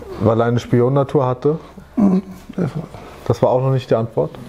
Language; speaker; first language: German; native; German